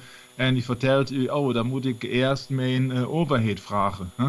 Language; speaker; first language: Dutch; non-native, learner; German